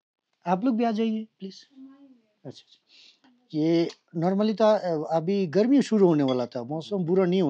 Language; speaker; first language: Hindi; non-native, fluent; Bangla